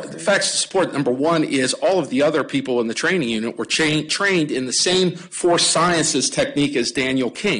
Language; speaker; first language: English; native; English